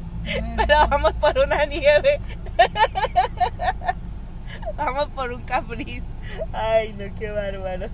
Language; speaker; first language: Spanish; native; Spanish